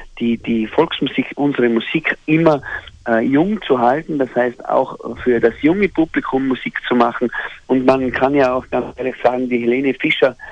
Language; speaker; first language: German; native; German